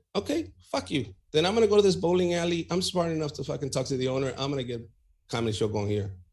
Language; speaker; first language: English; early bilingual, other home language; Spanish